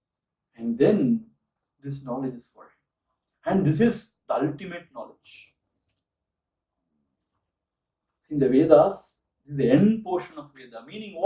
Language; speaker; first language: English; non-native, local second language; Tamil